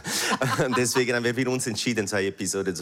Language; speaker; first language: German; non-native, fluent; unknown